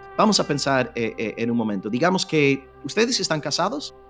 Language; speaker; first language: Spanish; non-native, fluent; English